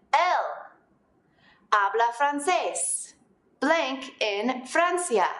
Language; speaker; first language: Spanish; non-native, fluent; English